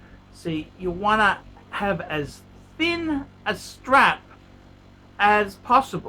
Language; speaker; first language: English; native; English